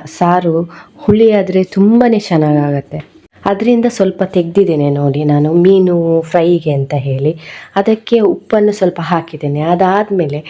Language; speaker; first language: Kannada; non-native, local second language; Tulu